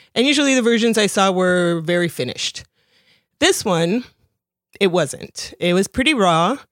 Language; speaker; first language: English; early bilingual, other home language; Spanish